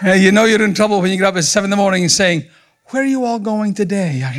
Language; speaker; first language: English; native; English